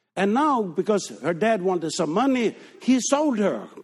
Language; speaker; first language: English; non-native, fluent; Danish